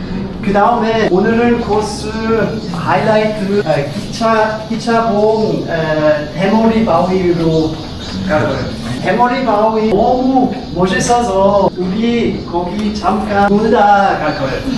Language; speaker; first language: Korean; non-native, fluent; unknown